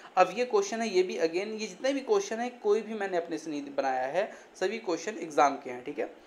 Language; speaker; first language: Hindi; native; Hindi